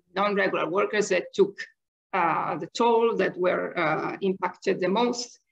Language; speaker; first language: English; non-native, fluent; Italian